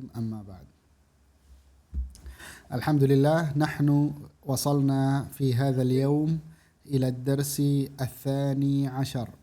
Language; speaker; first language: Arabic; non-native, fluent; Indonesian